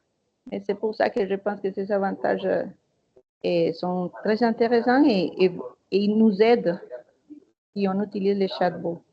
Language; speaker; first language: French; non-native, fluent; Spanish